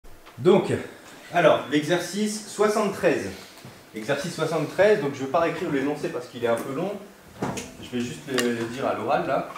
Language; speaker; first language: French; native; French